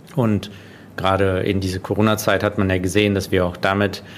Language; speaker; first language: German; non-native, fluent; Russian